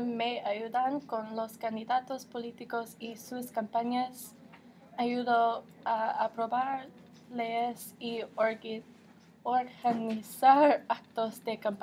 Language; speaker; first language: Spanish; non-native, learner; English